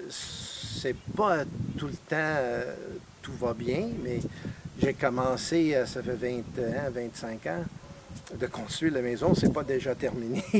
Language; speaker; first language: French; non-native, fluent; English